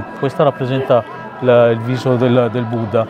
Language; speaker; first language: Italian; early bilingual, other home language; Khmer